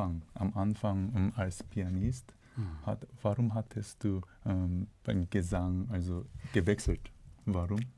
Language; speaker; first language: German; non-native, learner; Korean